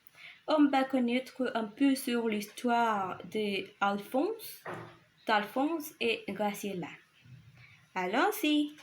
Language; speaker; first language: French; non-native, learner; Spanish